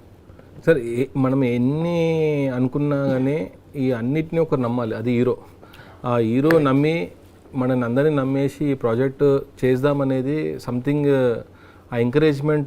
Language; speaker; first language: Telugu; native; Telugu